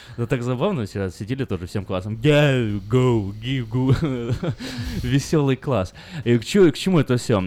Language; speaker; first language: Russian; early bilingual, heritage; Russian